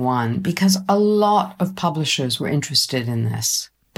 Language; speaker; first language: English; native; English